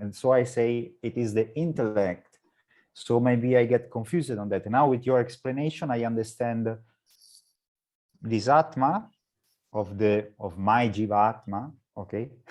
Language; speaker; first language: English; non-native, learner; Italian